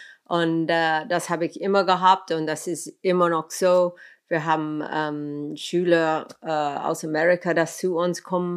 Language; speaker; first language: German; non-native, fluent; English